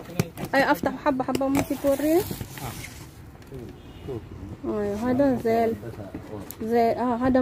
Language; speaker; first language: Arabic; non-native, fluent; Amharic